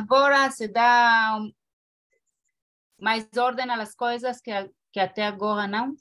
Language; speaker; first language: Portuguese; non-native, learner; Spanish